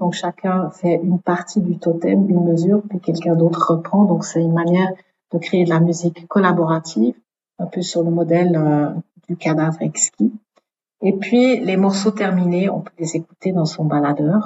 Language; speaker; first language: French; native; French